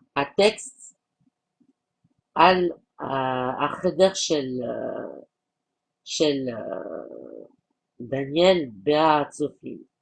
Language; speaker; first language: Hebrew; non-native, learner; French